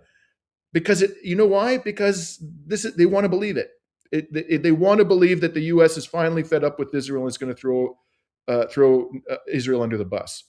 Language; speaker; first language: English; native; English